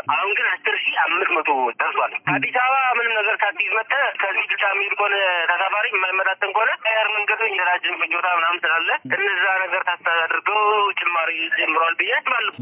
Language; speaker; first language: Amharic; non-native, local second language; Tigrinya